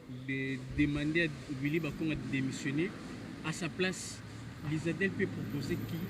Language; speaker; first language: French; non-native, local second language; Lingala